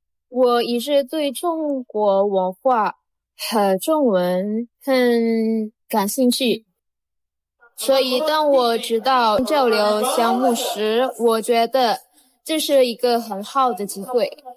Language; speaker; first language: Chinese; non-native, learner; Indonesian